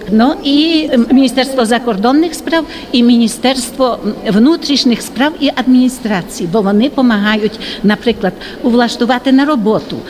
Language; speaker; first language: Ukrainian; early bilingual, heritage; Ukrainian